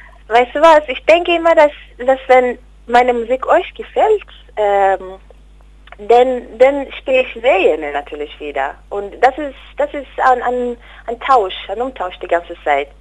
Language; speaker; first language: German; non-native, learner; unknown